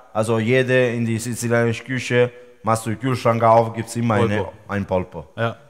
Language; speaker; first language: German; non-native, fluent; Italian